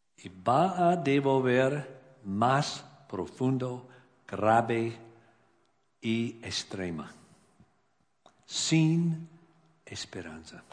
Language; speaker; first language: Spanish; non-native, learner; English